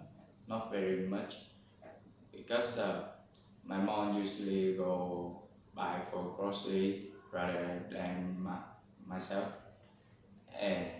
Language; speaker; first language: English; non-native, learner; Vietnamese